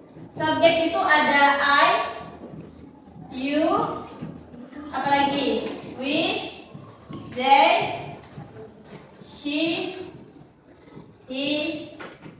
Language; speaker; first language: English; non-native, learner; Indonesian